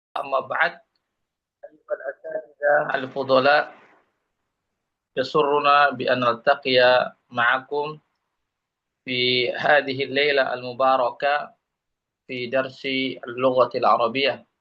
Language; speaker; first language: Arabic; non-native, fluent; Indonesian